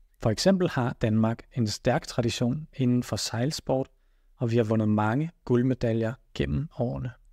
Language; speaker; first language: Danish; native; Danish